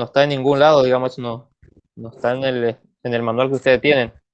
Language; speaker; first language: Spanish; native; Spanish